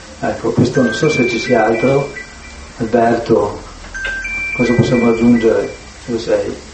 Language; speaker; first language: Italian; native; Italian